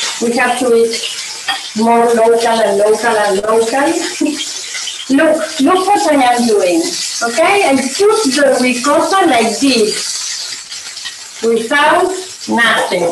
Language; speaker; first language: English; non-native, learner; Spanish